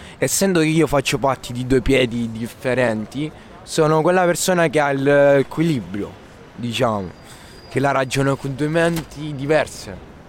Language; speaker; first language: Italian; early bilingual, other home language; Arabic